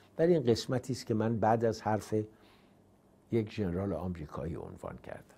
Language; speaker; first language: Persian; native; Persian